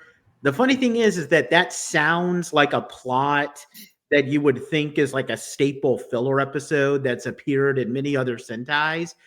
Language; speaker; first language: English; native; English